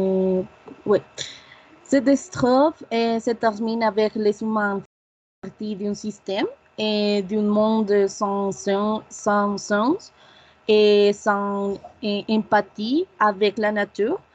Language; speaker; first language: French; non-native, learner; Spanish